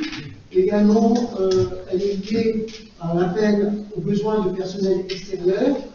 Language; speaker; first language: French; native; French